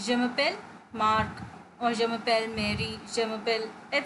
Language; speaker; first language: French; non-native, fluent; Hindi